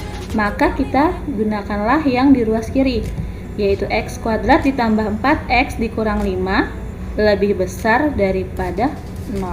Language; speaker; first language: Indonesian; native; Indonesian